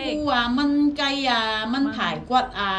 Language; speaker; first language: Cantonese; native; Cantonese